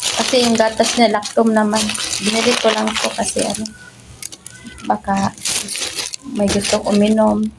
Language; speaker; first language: Filipino; non-native, local second language; Cebuano